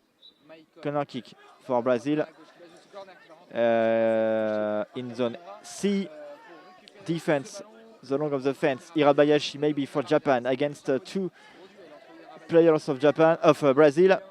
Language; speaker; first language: English; non-native, learner; French